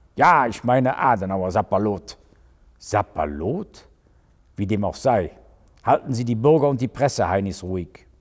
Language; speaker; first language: German; native; German